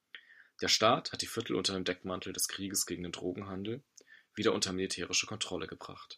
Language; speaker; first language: German; native; German